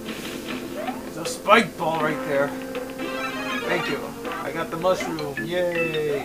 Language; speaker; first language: English; native; English